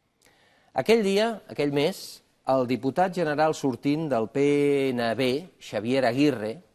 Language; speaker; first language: Catalan; native; Catalan